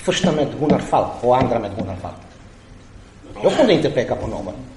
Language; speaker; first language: Swedish; non-native, fluent; Croatian